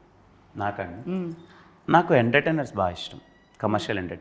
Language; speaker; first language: Telugu; native; Telugu